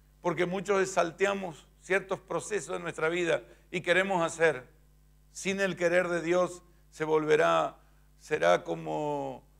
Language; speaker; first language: Spanish; native; Spanish